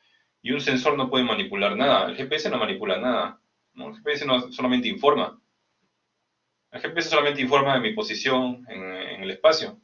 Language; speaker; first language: Spanish; native; Spanish